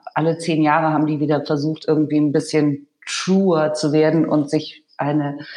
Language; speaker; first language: German; native; German